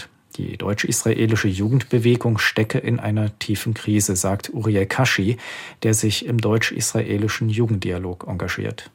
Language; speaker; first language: German; native; German